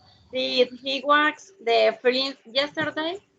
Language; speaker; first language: English; non-native, learner; Spanish